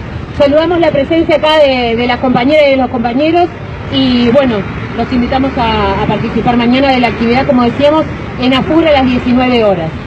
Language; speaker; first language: Spanish; native; Spanish